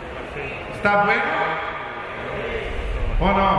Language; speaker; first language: Spanish; non-native, fluent; Portuguese